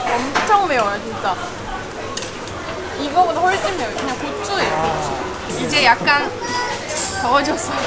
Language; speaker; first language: Korean; non-native, fluent; Turkish